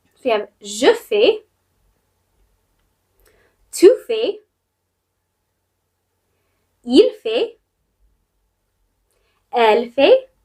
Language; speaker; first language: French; non-native, fluent; English